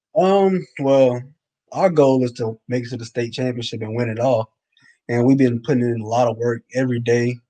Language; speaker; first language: English; native; English